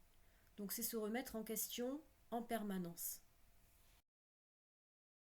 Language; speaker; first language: French; native; French